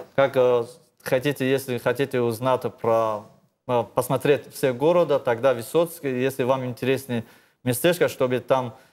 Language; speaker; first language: Russian; non-native, learner; Tajik